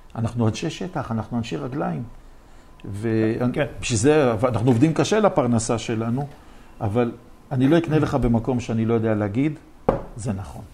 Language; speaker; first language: Hebrew; native; Hebrew